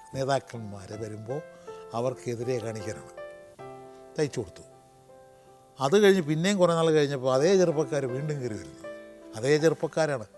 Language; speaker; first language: Malayalam; native; Malayalam